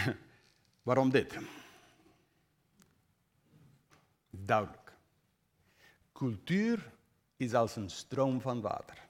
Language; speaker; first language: Dutch; non-native, fluent; English